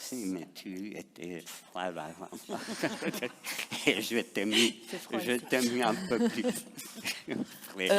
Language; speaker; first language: French; non-native, fluent; Spanish